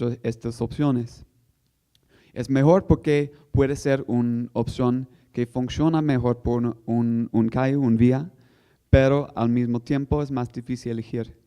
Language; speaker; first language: Spanish; non-native, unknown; English